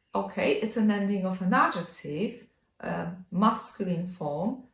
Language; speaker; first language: English; non-native, fluent; Polish